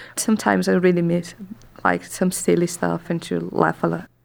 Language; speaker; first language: English; non-native, fluent; Portuguese